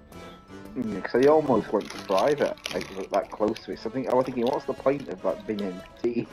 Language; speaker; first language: English; native; English